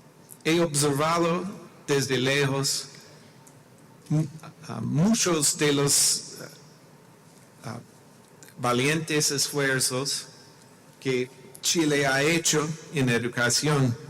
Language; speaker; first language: Spanish; non-native, learner; English